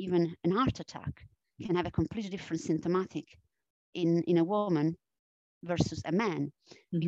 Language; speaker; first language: English; non-native, fluent; Italian